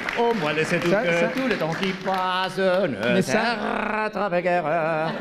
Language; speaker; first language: French; non-native, learner; Spanish